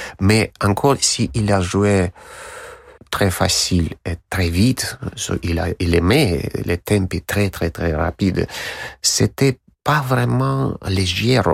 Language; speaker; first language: French; non-native, learner; Russian